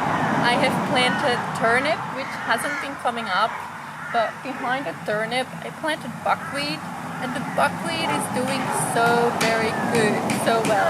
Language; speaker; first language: English; non-native, fluent; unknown